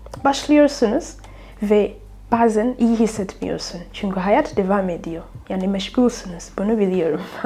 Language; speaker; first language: Turkish; non-native, fluent; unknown